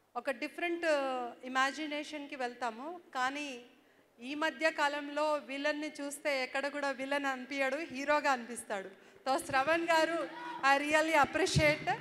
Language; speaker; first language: Telugu; native; Telugu